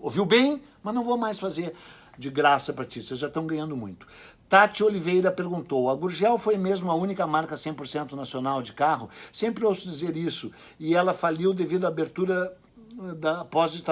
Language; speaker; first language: Portuguese; native; Portuguese